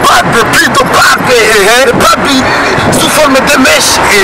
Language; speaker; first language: French; non-native, learner; Rundi